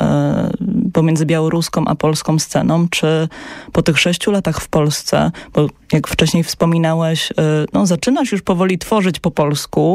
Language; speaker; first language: Polish; native; Polish